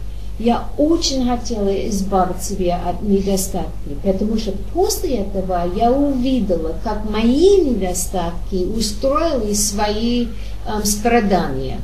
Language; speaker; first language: Russian; non-native, learner; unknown